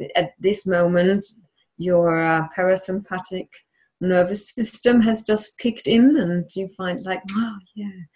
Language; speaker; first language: English; non-native, fluent; German